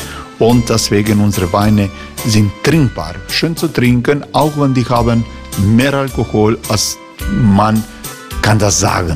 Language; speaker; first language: German; non-native, fluent; Croatian